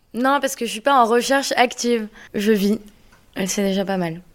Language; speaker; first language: French; non-native, fluent; Chinese